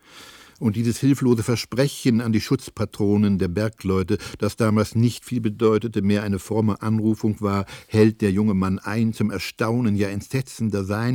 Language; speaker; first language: German; native; German